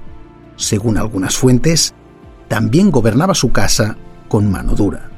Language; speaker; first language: Spanish; native; Spanish